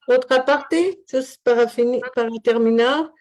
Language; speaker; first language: Spanish; non-native, learner; French